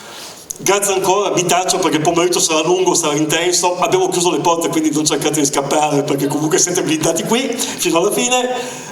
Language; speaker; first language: Italian; native; Italian